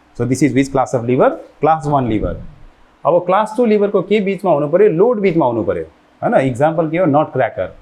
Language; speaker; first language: Nepali; native; Nepali